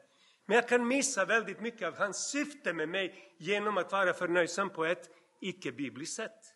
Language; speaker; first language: Swedish; non-native, fluent; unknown